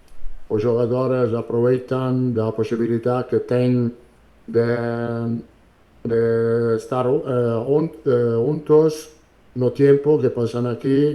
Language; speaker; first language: Portuguese; non-native, learner; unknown